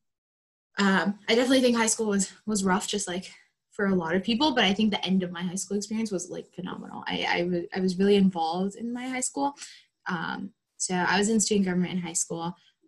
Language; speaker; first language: English; native; English